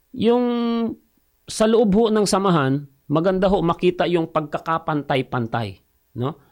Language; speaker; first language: Filipino; non-native, local second language; Cebuano